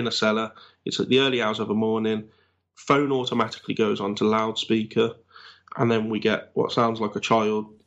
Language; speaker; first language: English; native; English